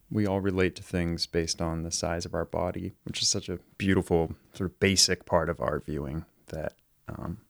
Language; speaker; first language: English; native; English